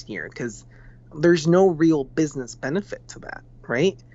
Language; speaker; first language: English; non-native, fluent; Spanish